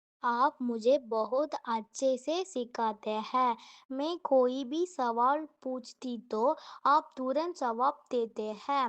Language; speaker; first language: Hindi; non-native, learner; Tamil